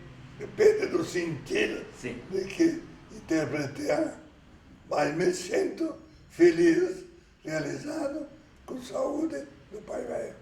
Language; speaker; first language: Portuguese; early bilingual, other home language; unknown